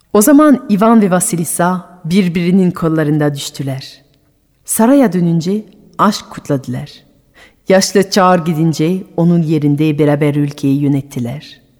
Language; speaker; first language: Turkish; non-native, fluent; French